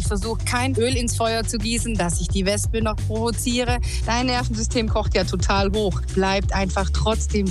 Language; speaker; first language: German; native; German